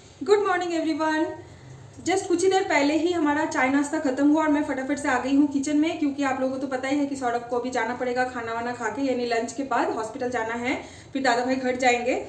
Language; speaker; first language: Hindi; non-native, local second language; Bangla